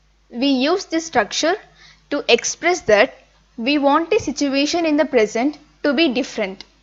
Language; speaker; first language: English; non-native, local second language; Telugu